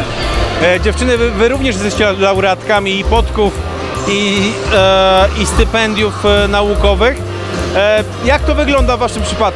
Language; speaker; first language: Polish; native; Polish